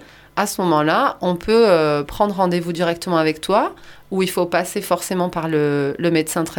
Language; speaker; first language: French; native; French